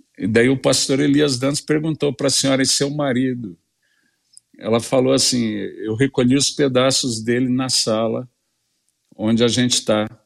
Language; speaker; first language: Portuguese; native; Portuguese